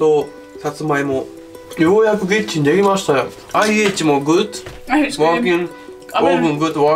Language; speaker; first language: Japanese; native; Japanese